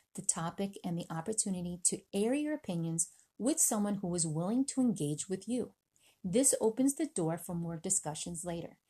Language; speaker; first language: English; native; English